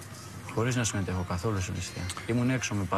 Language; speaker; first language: Greek; early bilingual, other home language; Albanian